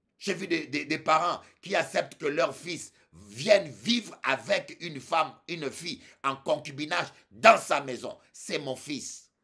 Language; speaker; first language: French; non-native, local second language; Lingala